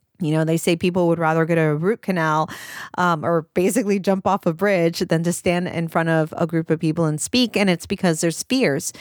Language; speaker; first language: English; native; English